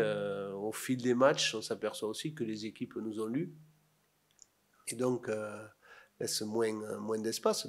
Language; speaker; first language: French; native; French